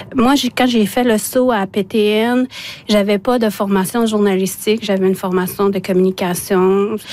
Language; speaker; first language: French; non-native, local second language; Innu-aimun